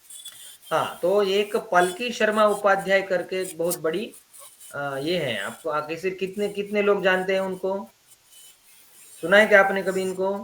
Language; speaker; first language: Hindi; native; Hindi